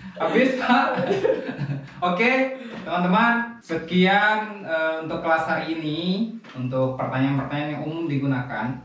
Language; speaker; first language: Indonesian; non-native, local second language; Minangkabau